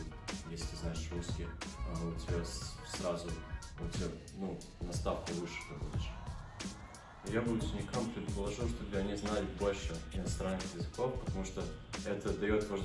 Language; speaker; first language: Russian; early bilingual, heritage; Russian